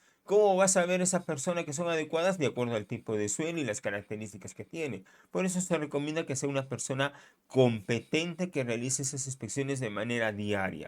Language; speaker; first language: Spanish; native; Spanish